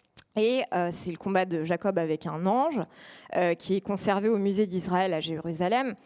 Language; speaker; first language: French; native; French